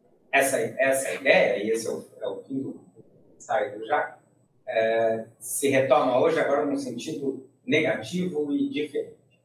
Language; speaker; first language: Portuguese; native; Portuguese